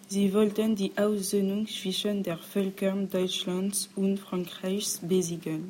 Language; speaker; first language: German; non-native, learner; French